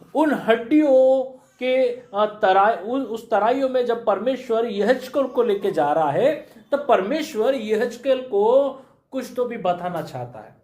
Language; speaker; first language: Hindi; non-native, local second language; Marathi